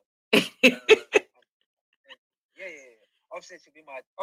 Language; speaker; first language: English; non-native, local second language; Igbo